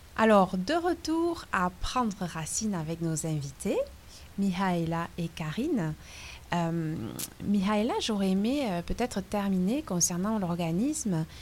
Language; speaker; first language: French; native; French